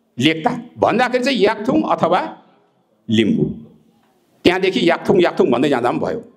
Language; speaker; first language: Nepali; non-native, local second language; Limbu